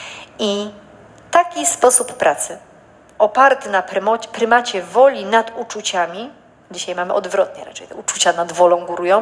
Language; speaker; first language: Polish; native; Polish